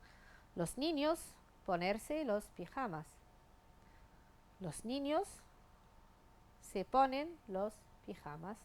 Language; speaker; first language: Spanish; non-native, fluent; Arabic